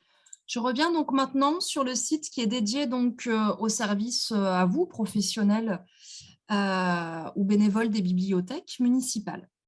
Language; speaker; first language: French; native; French